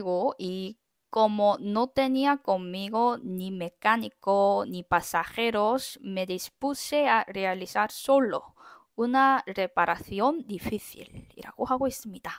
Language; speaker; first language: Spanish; non-native, fluent; Korean